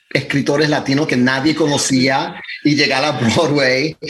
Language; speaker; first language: Spanish; early bilingual, other home language; English